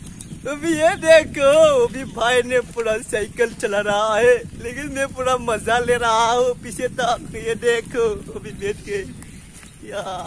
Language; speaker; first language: Hindi; non-native, local second language; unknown